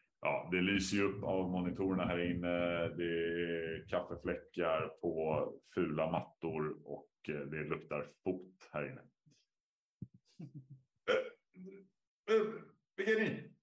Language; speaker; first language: Swedish; native; Swedish